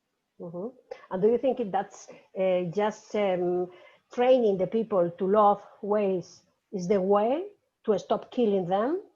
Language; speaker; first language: English; non-native, fluent; Spanish